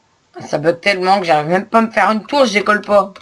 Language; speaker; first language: French; native; French